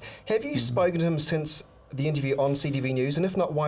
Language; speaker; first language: English; native; English